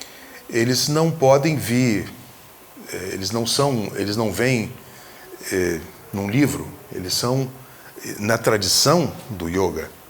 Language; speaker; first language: Portuguese; native; Portuguese